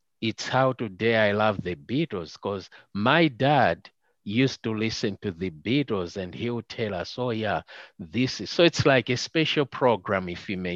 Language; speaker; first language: English; non-native, local second language; Nyanja